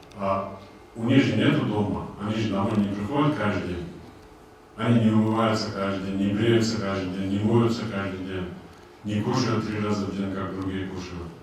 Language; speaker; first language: Russian; non-native, local second language; Avaric